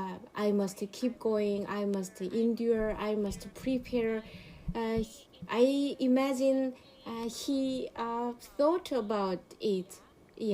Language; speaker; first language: English; non-native, learner; Korean